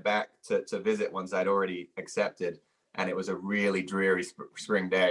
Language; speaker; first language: English; native; English